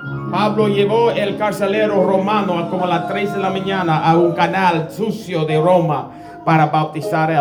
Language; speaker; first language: Spanish; non-native, learner; English